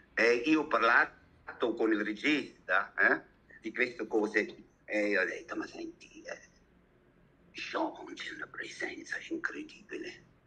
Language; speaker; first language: Italian; non-native, learner; German